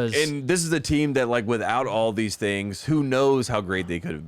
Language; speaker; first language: English; native; English